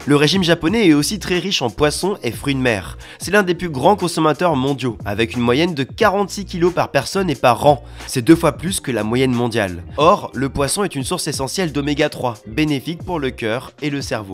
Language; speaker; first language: French; native; French